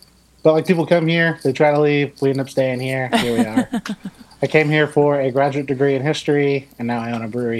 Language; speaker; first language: English; native; English